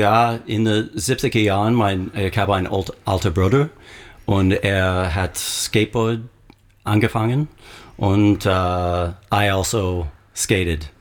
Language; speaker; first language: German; non-native, learner; English